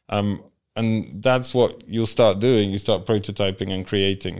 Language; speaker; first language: English; early bilingual, other home language; Polish